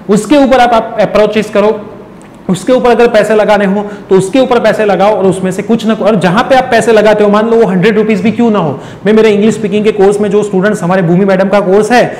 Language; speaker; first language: Hindi; non-native, local second language; Gujarati